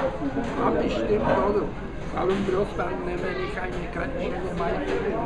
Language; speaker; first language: German; non-native, learner; Czech